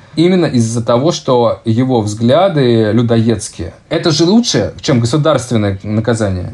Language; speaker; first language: Russian; native; Russian